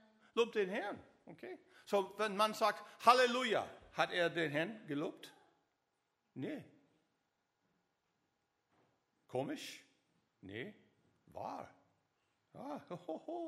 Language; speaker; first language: German; non-native, learner; English